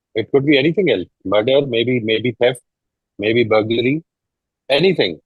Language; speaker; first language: English; non-native, local second language; Urdu